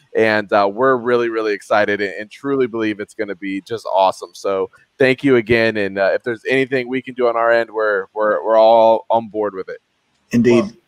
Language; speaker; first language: English; native; English